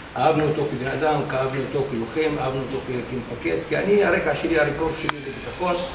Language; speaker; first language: Hebrew; non-native, local second language; Arabic